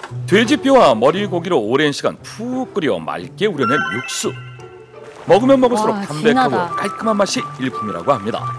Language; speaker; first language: Korean; native; Korean